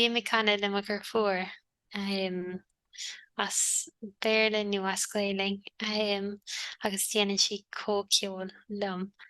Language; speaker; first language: Irish; native; Irish